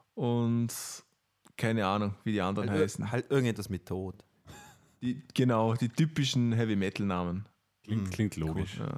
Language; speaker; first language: German; native; German